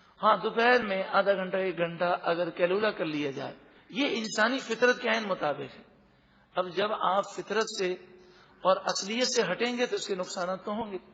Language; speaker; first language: Urdu; native; Urdu